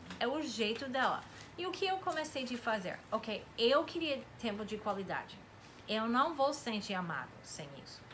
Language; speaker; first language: Portuguese; non-native, fluent; English